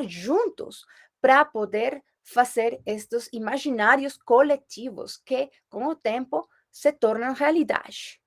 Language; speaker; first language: Portuguese; non-native, fluent; Spanish